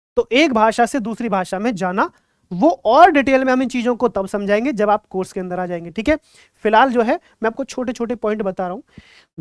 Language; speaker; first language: Hindi; native; Hindi